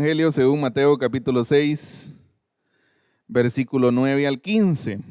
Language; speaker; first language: Spanish; native; Spanish